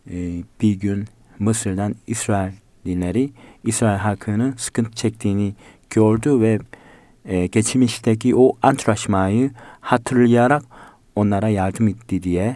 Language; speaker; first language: Turkish; non-native, fluent; Korean